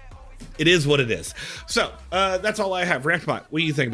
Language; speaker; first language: English; native; English